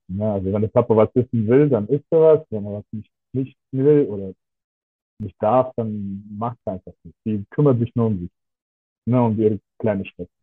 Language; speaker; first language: German; non-native, fluent; Russian